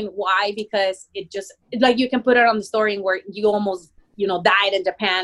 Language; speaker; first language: English; non-native, fluent; Spanish